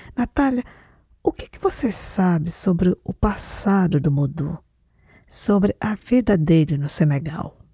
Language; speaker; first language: Portuguese; native; Portuguese